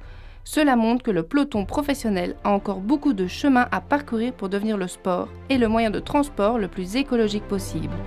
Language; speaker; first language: French; native; French